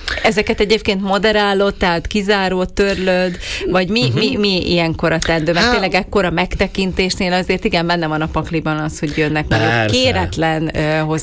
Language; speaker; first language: Hungarian; native; Hungarian